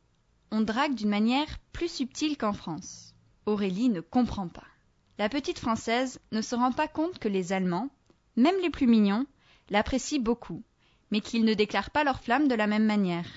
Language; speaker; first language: French; native; French